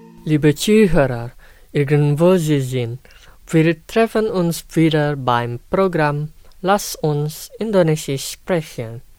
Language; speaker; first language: German; non-native, fluent; Indonesian